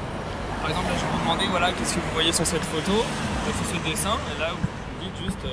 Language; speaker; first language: French; native; French